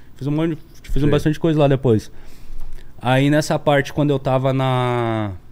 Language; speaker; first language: Portuguese; native; Portuguese